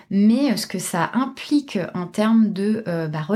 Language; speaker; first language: French; native; French